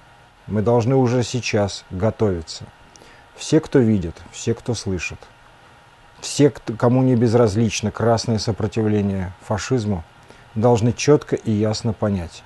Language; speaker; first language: Russian; native; Russian